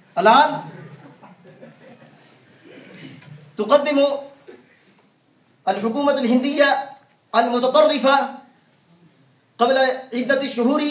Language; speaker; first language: Arabic; non-native, learner; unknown